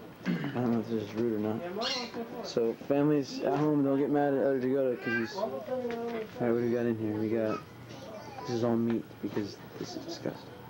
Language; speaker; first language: English; native; English